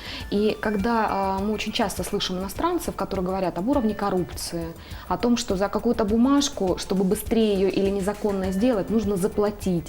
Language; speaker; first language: Russian; native; Russian